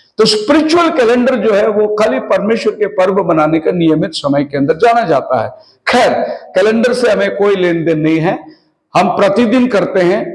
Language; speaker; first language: Hindi; non-native, local second language; Tamil